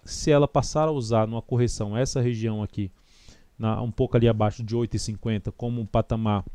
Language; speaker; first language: Portuguese; native; Portuguese